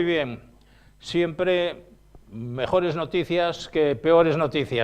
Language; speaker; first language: Spanish; native; Spanish